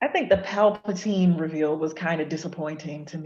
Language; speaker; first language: English; native; English